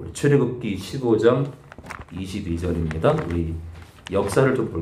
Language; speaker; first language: Korean; native; Korean